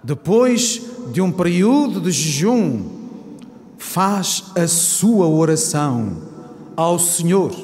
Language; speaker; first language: Portuguese; native; Portuguese